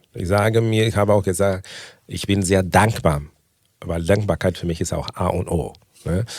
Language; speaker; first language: German; non-native, fluent; Portuguese